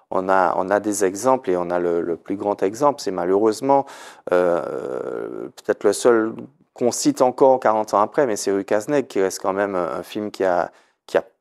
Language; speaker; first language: French; native; French